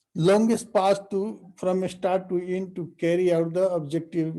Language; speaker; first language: English; non-native, local second language; Nepali